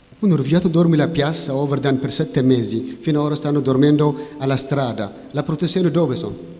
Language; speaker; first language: Italian; non-native, learner; Tigrinya